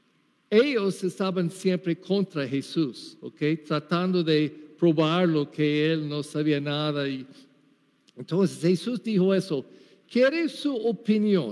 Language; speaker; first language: Spanish; non-native, learner; English